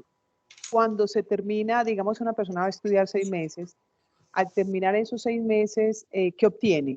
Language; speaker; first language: Spanish; native; Spanish